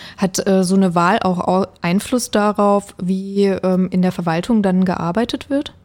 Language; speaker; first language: German; native; German